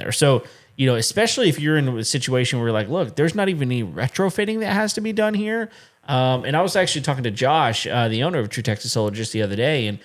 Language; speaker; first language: English; native; English